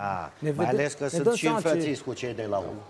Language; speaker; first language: Romanian; native; Romanian